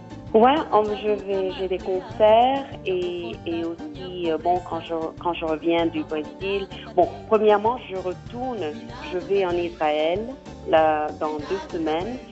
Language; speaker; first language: French; non-native, fluent; Kabuverdianu